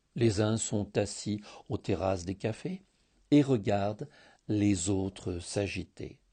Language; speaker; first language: French; early bilingual, heritage; Greek